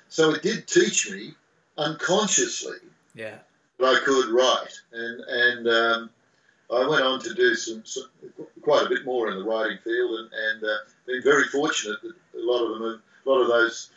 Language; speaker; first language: English; native; English